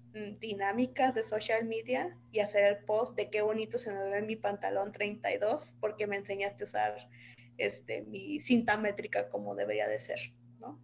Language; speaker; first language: Spanish; native; Spanish